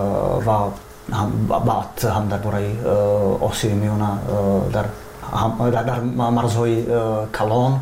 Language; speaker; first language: Persian; non-native, fluent; Czech